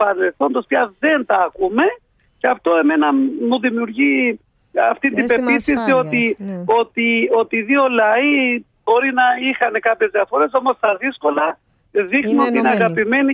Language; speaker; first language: Greek; non-native, fluent; Albanian